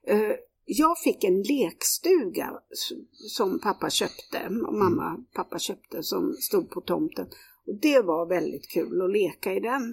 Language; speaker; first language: Swedish; native; Swedish